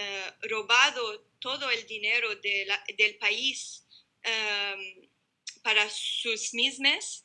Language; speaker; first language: Spanish; non-native, learner; Arabic